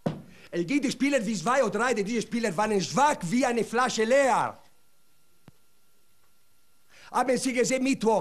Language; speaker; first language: German; non-native, learner; Italian